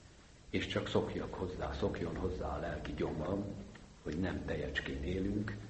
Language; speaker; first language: Hungarian; native; Hungarian